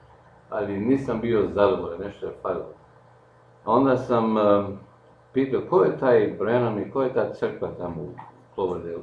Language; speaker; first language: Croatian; non-native, local second language; Slovenian